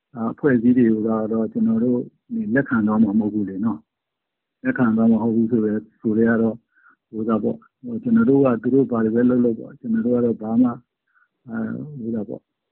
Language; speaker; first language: Burmese; non-native, local second language; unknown